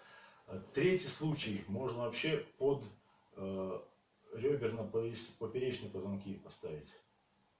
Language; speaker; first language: Russian; native; Russian